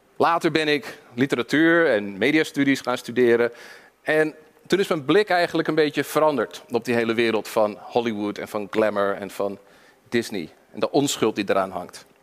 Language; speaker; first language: Dutch; early bilingual, other home language; English